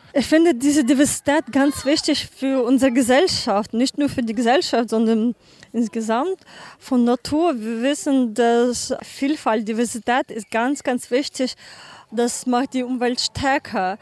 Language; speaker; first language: German; non-native, learner; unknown